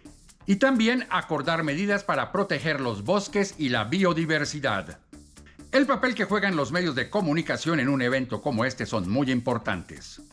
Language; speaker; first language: Spanish; native; Spanish